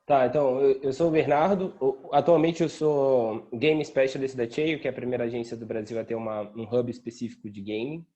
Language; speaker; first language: Portuguese; native; Portuguese